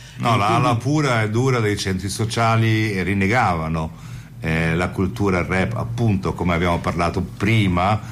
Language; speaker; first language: Italian; non-native, fluent; German